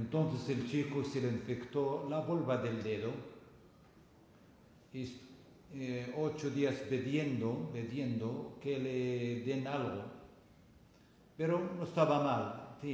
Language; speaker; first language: Spanish; non-native, fluent; Arabic